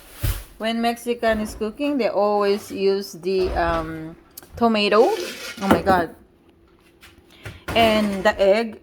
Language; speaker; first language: English; non-native, local second language; Chavacano